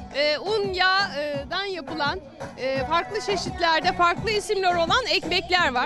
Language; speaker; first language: Turkish; native; Turkish